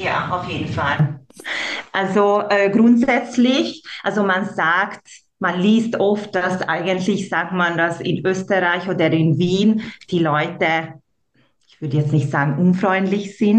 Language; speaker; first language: German; non-native, local second language; Hungarian